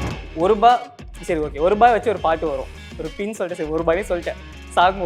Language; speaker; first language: Tamil; native; Tamil